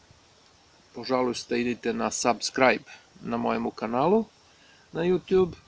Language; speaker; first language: Russian; non-native, learner; Serbian